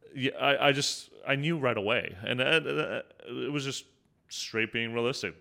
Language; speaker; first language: English; early bilingual, other home language; Hindi